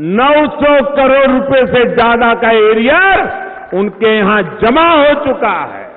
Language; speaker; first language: Hindi; non-native, local second language; Gujarati